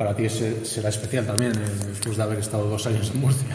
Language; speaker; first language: Spanish; native; Spanish